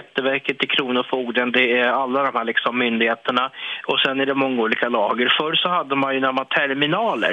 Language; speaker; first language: Swedish; native; Swedish